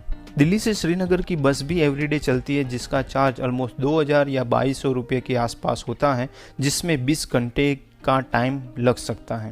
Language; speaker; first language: Hindi; native; Hindi